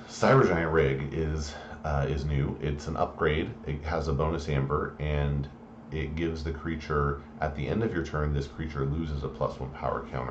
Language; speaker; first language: English; native; English